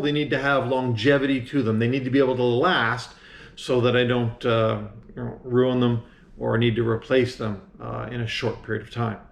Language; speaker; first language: English; native; English